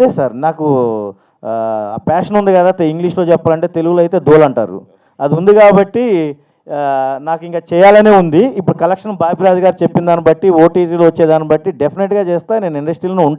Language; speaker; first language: Telugu; native; Telugu